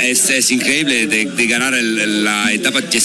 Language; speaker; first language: Spanish; non-native, learner; French